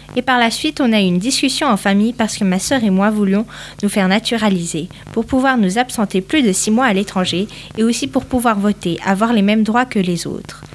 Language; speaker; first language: French; early bilingual, other home language; Portuguese